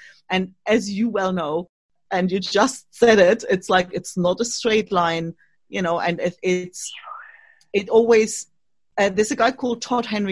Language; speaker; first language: English; non-native, fluent; German